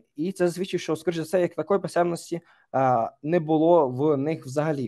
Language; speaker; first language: Ukrainian; native; Ukrainian